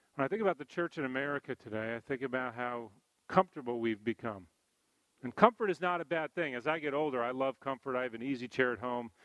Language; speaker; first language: English; native; English